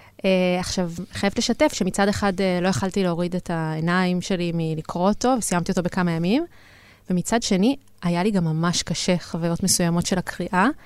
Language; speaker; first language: Hebrew; native; Hebrew